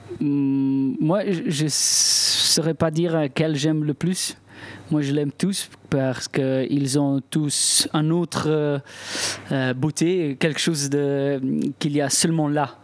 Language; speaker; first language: French; non-native, local second language; Italian